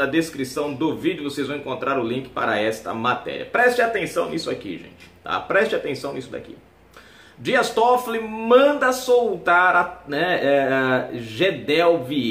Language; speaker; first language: Portuguese; native; Portuguese